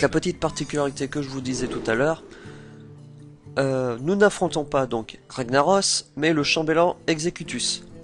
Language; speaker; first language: French; native; French